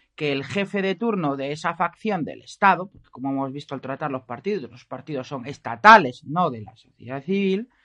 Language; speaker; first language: Spanish; native; Spanish